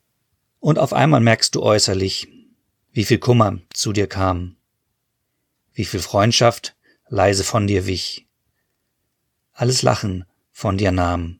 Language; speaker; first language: German; native; German